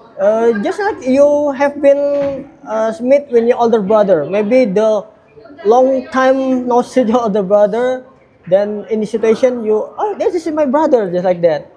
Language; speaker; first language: English; non-native, learner; Indonesian